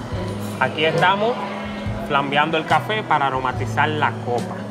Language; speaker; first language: Spanish; native; Spanish